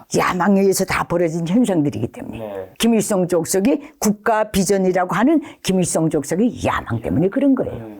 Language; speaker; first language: Korean; native; Korean